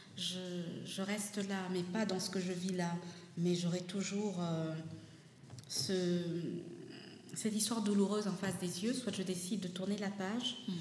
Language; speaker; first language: French; non-native, local second language; Lingala